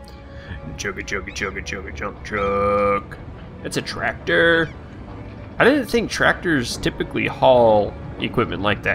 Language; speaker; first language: English; native; English